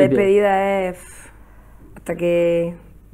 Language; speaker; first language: Spanish; native; Spanish